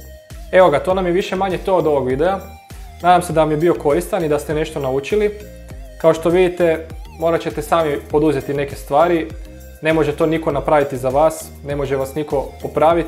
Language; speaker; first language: Croatian; native; Croatian